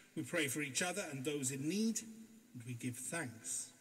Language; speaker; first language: English; native; English